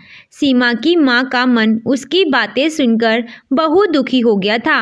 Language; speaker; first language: Hindi; native; Hindi